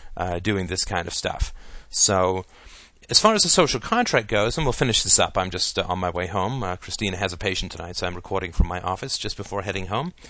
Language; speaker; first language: English; native; English